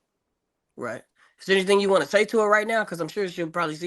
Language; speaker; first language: English; native; English